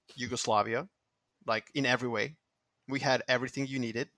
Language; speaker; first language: English; non-native, fluent; Serbian